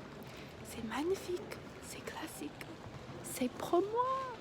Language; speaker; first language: French; non-native, learner; English